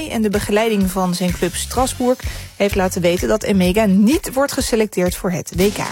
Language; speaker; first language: Dutch; native; Dutch